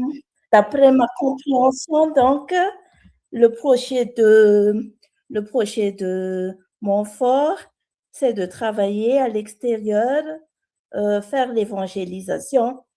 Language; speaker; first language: French; non-native, local second language; Malagasy